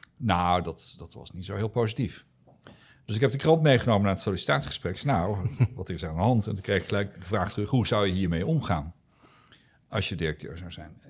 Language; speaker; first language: Dutch; native; Dutch